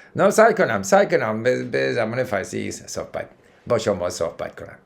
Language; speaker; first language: Persian; non-native, learner; English